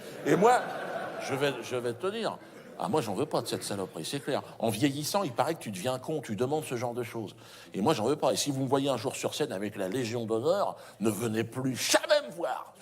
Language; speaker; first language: French; native; French